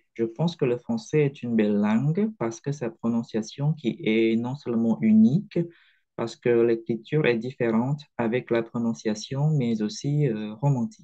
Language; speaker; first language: French; non-native, fluent; Indonesian